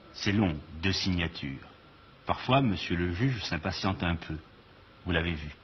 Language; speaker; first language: French; native; French